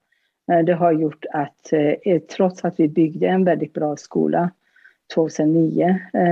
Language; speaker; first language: Swedish; non-native, fluent; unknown